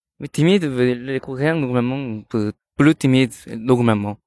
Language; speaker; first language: French; non-native, learner; Korean